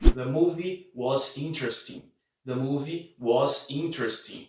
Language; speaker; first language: English; non-native, fluent; Portuguese